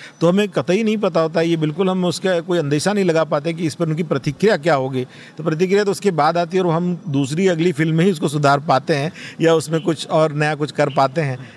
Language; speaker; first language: Hindi; non-native, local second language; Marathi